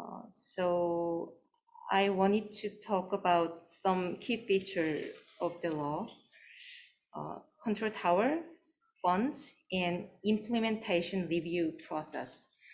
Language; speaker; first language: English; non-native, fluent; Korean